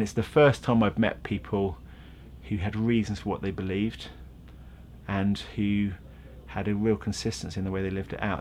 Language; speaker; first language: English; native; English